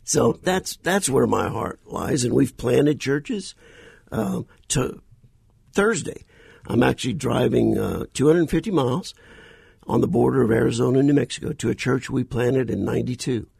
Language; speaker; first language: English; native; English